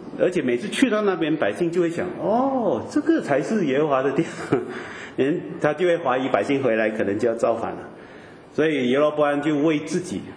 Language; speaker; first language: Chinese; native; Chinese